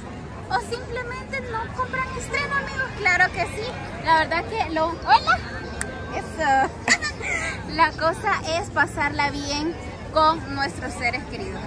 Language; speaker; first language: Spanish; native; Spanish